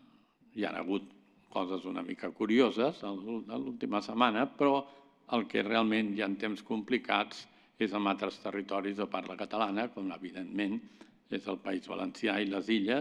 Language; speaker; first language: Catalan; native; Catalan